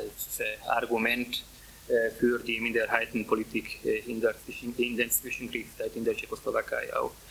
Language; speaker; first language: German; non-native, fluent; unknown